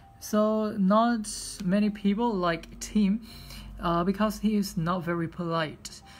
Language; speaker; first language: English; non-native, fluent; Vietnamese